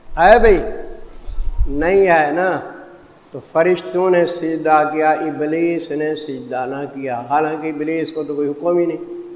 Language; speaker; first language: Urdu; non-native, local second language; Saraiki